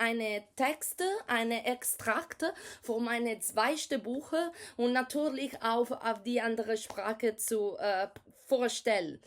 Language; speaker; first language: German; non-native, learner; Italian